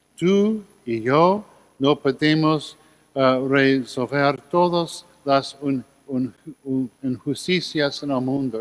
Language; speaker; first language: Spanish; non-native, learner; English